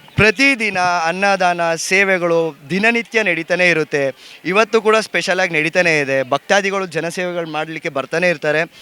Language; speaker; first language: Kannada; native; Kannada